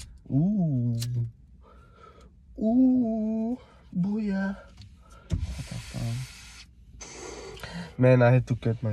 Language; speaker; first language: English; non-native, learner; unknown